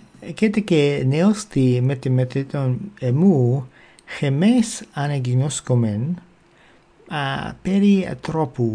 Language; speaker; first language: Greek; non-native, fluent; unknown